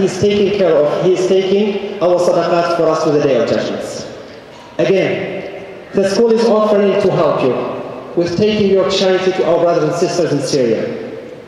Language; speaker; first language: English; non-native, fluent; Arabic